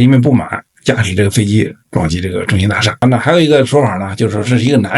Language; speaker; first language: Chinese; native; Chinese